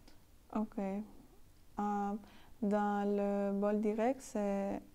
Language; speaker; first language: French; non-native, learner; Spanish